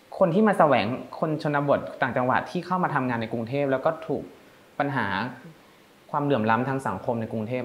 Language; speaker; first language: Thai; native; Thai